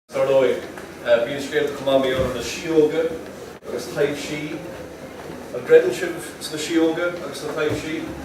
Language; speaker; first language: Irish; non-native, local second language; English